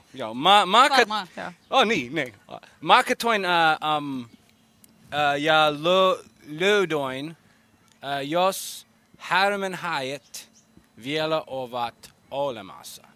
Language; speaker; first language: Finnish; non-native, learner; English